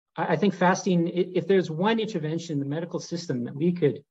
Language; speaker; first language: English; native; English